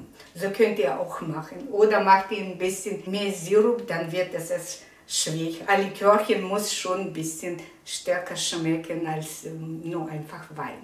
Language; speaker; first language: German; non-native, learner; Russian